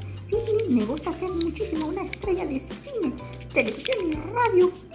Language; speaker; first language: Spanish; native; Spanish